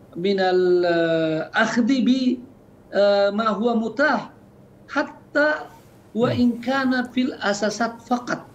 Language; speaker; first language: Arabic; non-native, fluent; Indonesian